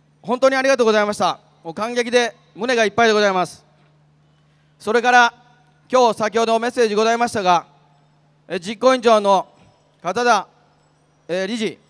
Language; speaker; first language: Japanese; native; Japanese